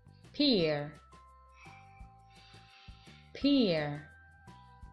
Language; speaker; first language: English; non-native, fluent; Arabic